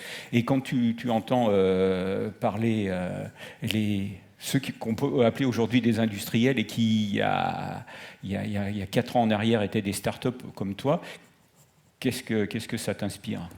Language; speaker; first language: French; native; French